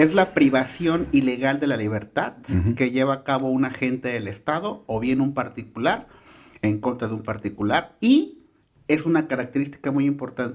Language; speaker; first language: Spanish; native; Spanish